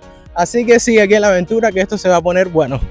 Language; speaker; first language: Spanish; native; Spanish